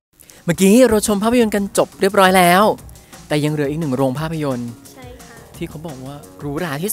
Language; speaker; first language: Thai; native; Thai